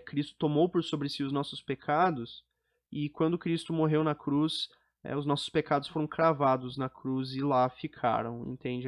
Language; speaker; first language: Portuguese; native; Portuguese